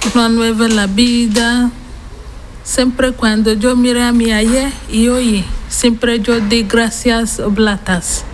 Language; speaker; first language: Spanish; non-native, learner; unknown